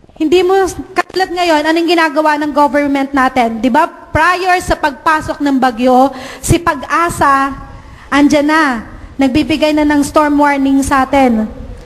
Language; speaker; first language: Filipino; native; Filipino